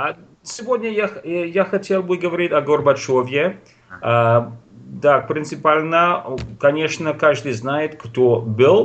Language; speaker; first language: Russian; non-native, learner; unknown